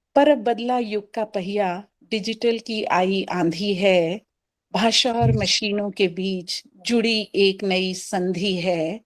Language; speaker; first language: Hindi; native; Hindi